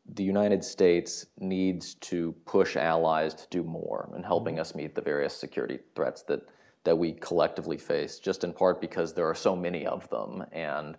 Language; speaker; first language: English; native; English